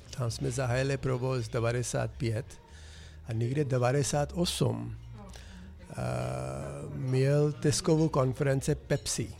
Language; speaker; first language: Czech; non-native, fluent; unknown